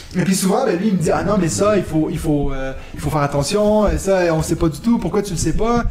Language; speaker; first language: French; non-native, local second language; German